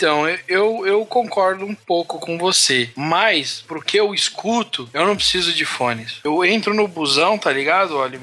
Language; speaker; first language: Portuguese; native; Portuguese